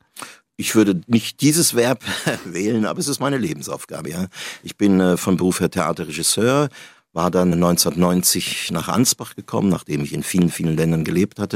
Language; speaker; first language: German; native; German